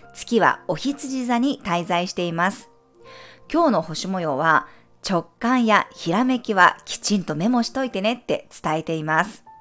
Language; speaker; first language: Japanese; native; Japanese